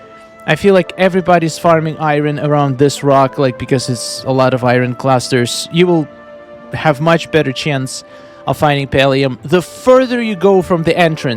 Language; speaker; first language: English; non-native, fluent; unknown